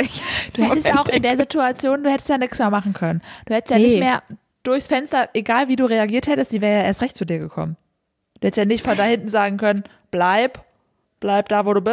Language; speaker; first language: German; native; German